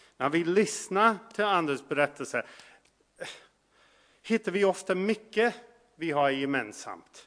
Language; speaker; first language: Swedish; non-native, fluent; English